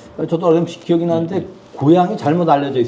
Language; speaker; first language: Korean; native; Korean